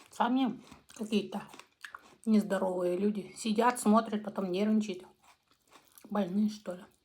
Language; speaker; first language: Russian; non-native, local second language; Kazakh